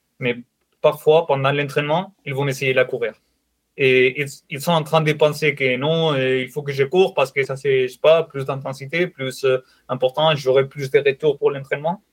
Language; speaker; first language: French; non-native, fluent; Spanish